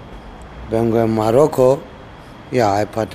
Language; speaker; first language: Spanish; non-native, learner; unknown